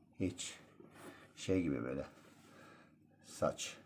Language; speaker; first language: Turkish; native; Turkish